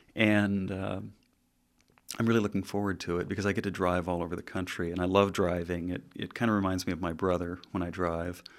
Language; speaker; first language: English; native; English